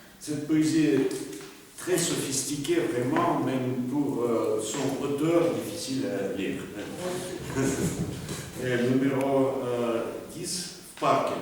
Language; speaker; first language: French; non-native, fluent; Russian